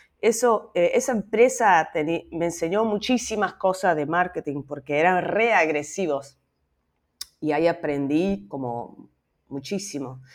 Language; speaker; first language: Spanish; non-native, fluent; Dutch